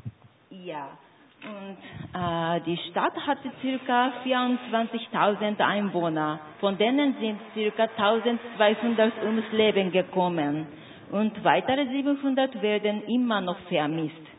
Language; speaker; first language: German; non-native, fluent; Japanese